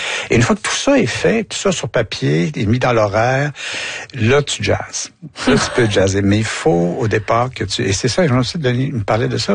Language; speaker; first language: French; native; French